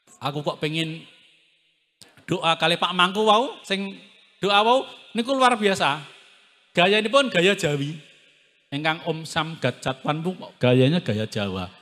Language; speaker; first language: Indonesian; non-native, local second language; Javanese